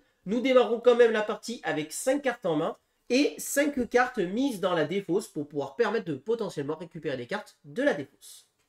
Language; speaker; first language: French; native; French